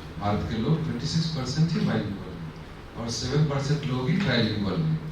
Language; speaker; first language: Hindi; non-native, local second language; Maithili